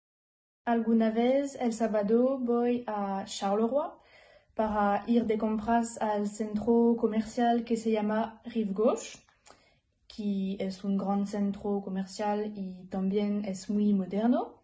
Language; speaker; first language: Spanish; non-native, learner; French